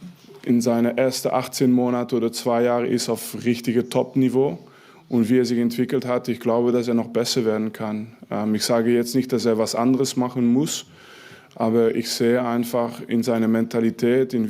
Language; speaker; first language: German; non-native, fluent; French